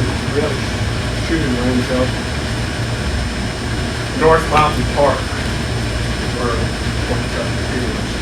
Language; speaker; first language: English; native; English